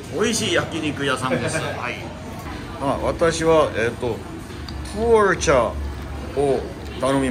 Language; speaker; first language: Japanese; non-native, fluent; Korean